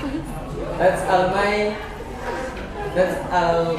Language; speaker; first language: English; non-native, learner; Indonesian